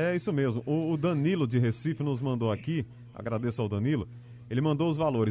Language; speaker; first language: Portuguese; native; Portuguese